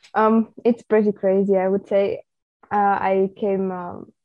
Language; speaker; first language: English; non-native, fluent; Slovak